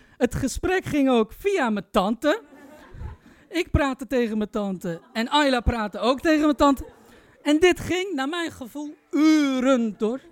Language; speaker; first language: Dutch; early bilingual, other home language; Turkish